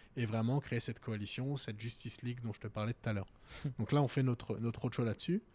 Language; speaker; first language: French; native; French